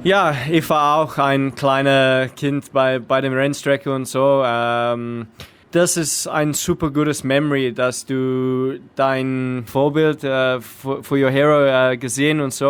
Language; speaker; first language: German; non-native, learner; English